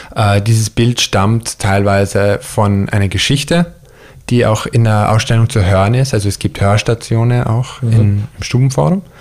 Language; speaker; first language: German; early bilingual, heritage; German